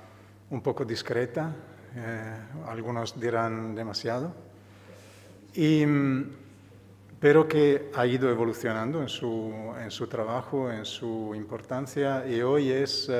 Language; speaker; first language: Spanish; non-native, fluent; Italian